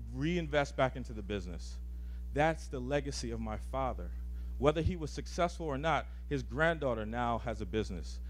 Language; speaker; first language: English; native; English